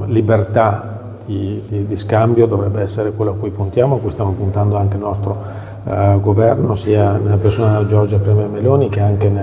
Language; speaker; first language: Italian; native; Italian